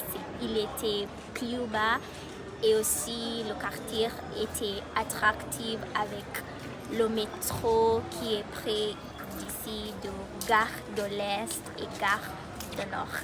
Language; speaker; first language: French; non-native, fluent; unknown